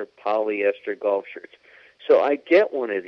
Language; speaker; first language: English; native; English